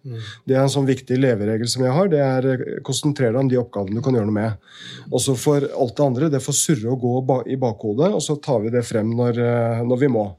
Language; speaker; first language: Norwegian; native; Norwegian